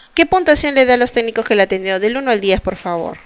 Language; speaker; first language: Spanish; native; Spanish